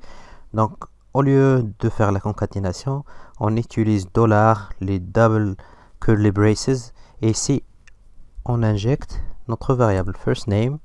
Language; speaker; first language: French; non-native, local second language; Arabic